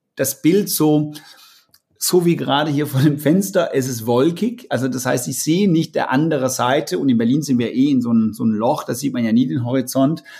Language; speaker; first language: German; non-native, fluent; Danish